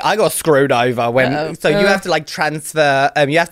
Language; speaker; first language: English; native; English